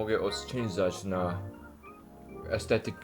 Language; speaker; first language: Polish; non-native, learner; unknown